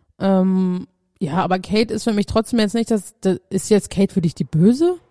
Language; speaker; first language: German; native; German